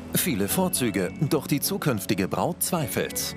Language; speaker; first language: German; native; German